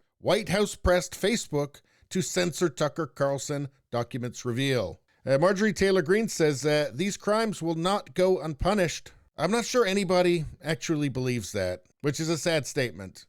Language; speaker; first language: English; native; English